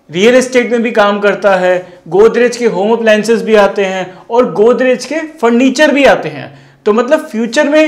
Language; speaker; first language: Hindi; native; Hindi